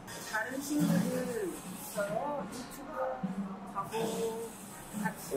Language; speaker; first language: Korean; non-native, learner; Dutch